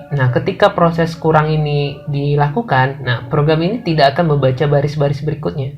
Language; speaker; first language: Indonesian; native; Indonesian